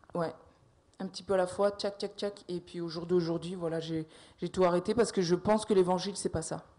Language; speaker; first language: French; native; French